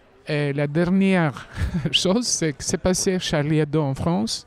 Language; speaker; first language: French; non-native, fluent; Albanian